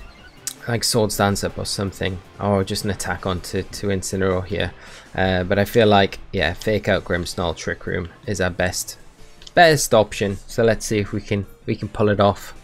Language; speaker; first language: English; native; English